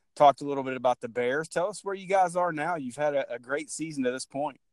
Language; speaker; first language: English; native; English